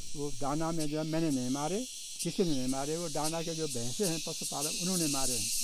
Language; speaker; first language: Hindi; native; Hindi